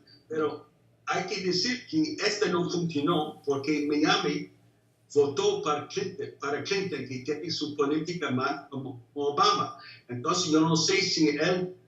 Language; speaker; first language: Spanish; non-native, fluent; English